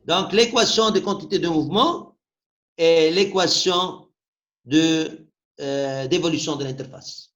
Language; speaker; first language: French; non-native, local second language; Arabic